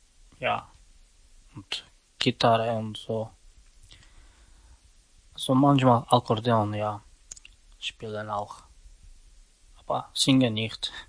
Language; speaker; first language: German; non-native, learner; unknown